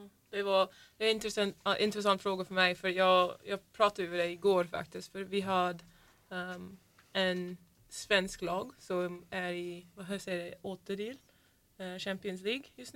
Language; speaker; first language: Swedish; non-native, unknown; English